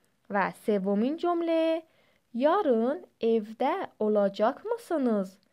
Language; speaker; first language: Turkish; non-native, fluent; Persian